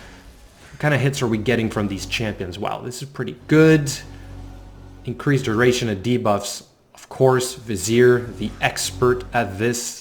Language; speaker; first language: English; native; English